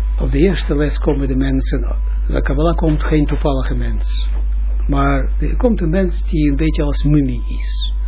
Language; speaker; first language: Dutch; non-native, fluent; Russian